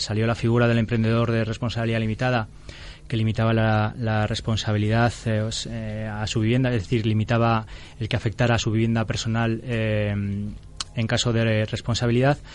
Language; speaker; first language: Spanish; native; Spanish